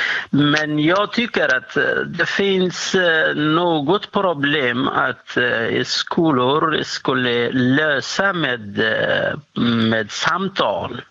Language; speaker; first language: Swedish; non-native, fluent; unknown